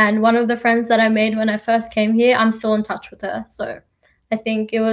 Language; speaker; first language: English; early bilingual, other home language; Nepali